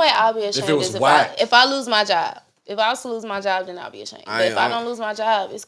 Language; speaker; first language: English; native; English